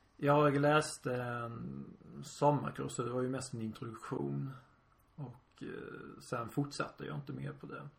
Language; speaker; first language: Swedish; native; Swedish